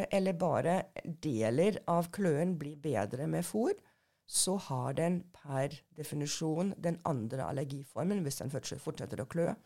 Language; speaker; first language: Norwegian; non-native, fluent; German